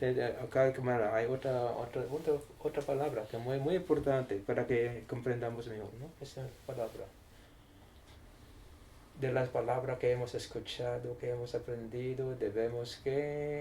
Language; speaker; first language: Spanish; non-native, learner; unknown